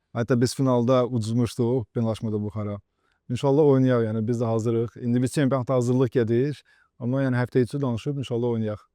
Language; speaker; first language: Azerbaijani; early bilingual, other home language; Russian